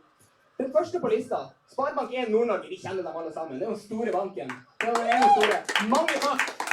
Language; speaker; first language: Norwegian; native; Norwegian